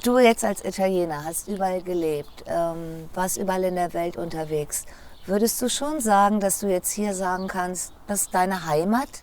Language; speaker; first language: German; native; German